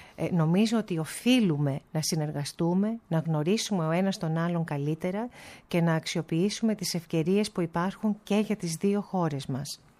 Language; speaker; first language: Greek; early bilingual, heritage; Greek